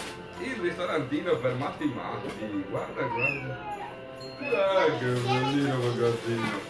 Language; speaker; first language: Italian; native; Italian